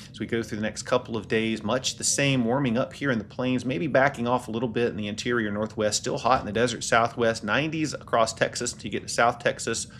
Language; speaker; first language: English; native; English